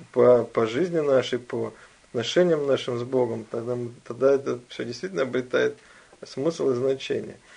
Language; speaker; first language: Russian; native; Russian